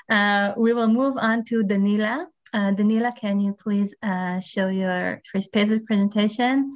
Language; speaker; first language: English; non-native, fluent; Hebrew